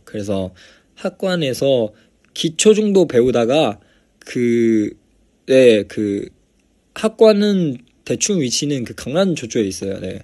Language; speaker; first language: Korean; non-native, fluent; Chinese